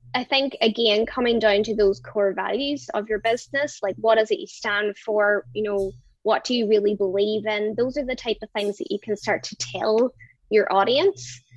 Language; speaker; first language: English; native; English